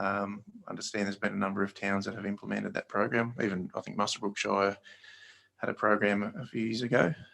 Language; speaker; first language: English; native; English